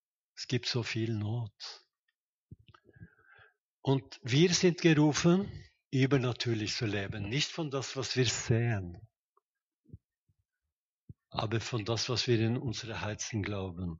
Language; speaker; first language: German; non-native, fluent; Norwegian